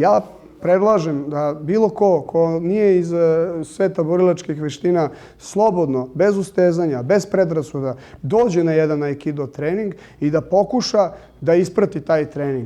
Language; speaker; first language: Bosnian; native; Bosnian